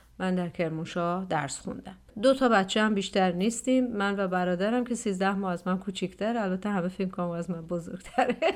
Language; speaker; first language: Persian; native; Persian